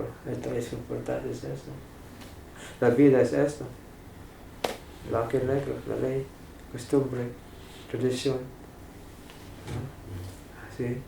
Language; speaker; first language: Spanish; non-native, fluent; English